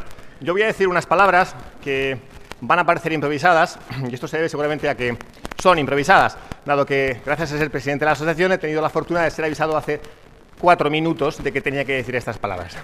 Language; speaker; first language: Spanish; native; Spanish